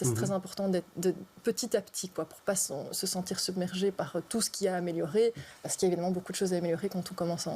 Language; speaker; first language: French; native; French